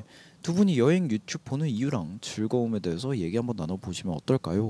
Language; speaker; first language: Korean; native; Korean